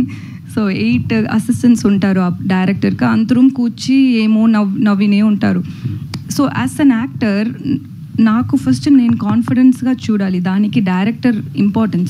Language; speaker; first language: Telugu; non-native, learner; Tamil